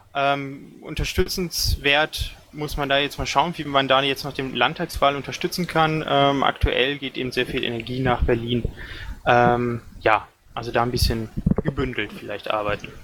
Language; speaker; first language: German; native; German